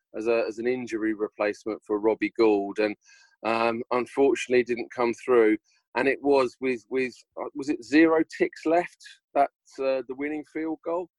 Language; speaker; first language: English; native; English